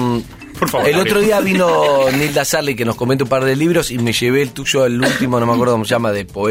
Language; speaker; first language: Spanish; native; Spanish